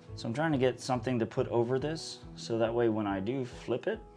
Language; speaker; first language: English; native; English